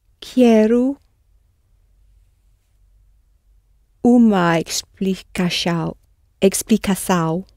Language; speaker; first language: Portuguese; non-native, learner; English